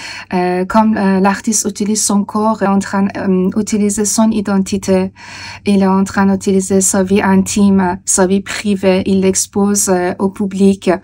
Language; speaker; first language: French; non-native, fluent; Persian